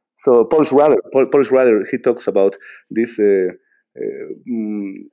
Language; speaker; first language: English; non-native, fluent; Spanish